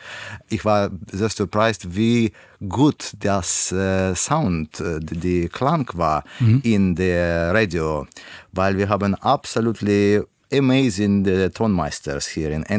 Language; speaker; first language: German; non-native, learner; Russian